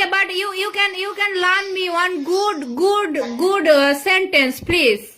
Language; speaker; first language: English; non-native, learner; Bangla